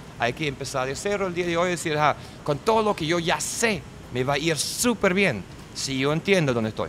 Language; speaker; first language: Spanish; non-native, fluent; German